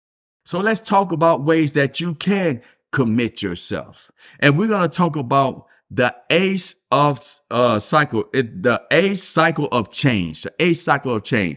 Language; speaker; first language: English; native; English